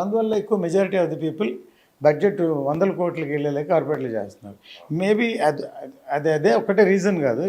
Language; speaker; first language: Telugu; native; Telugu